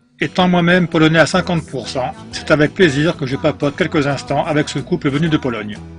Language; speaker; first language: French; native; French